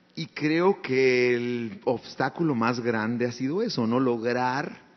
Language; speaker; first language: Spanish; native; Spanish